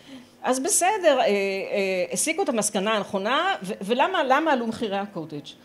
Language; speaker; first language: Hebrew; native; Hebrew